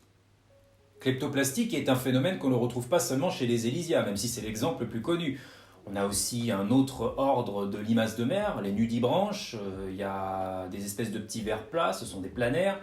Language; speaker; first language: French; native; French